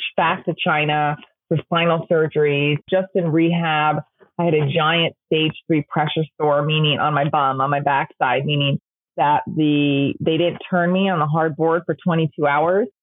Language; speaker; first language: English; native; English